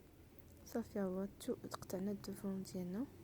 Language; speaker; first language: Arabic; native; Arabic